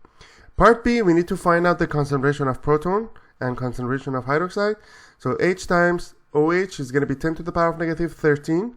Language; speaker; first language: English; non-native, fluent; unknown